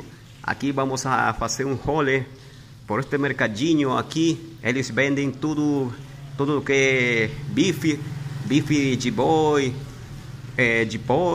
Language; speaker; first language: Portuguese; non-native, fluent; Spanish